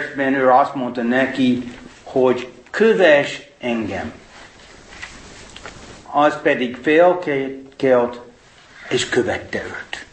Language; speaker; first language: Hungarian; non-native, fluent; English